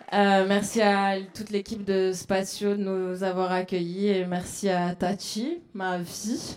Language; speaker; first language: French; native; French